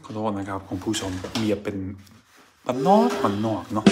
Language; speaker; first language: Thai; native; Thai